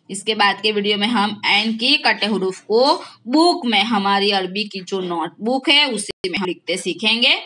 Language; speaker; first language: Hindi; non-native, local second language; Gujarati